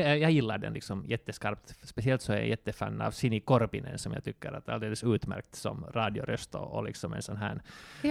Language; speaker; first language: Swedish; non-native, local second language; Finnish